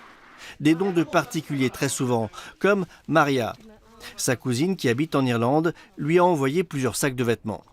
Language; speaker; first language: French; native; French